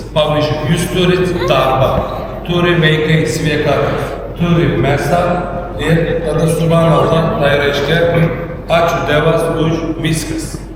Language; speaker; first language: Lithuanian; non-native, learner; Turkish